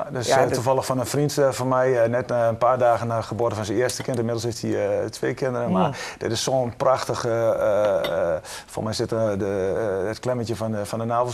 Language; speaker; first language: Dutch; native; Dutch